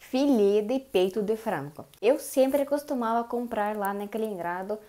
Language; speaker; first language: Portuguese; non-native, learner; Russian